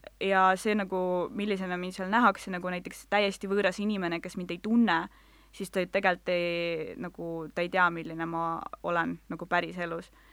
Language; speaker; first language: Estonian; non-native, local second language; Russian